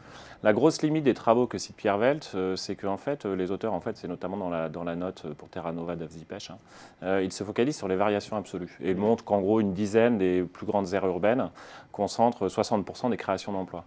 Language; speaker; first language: French; native; French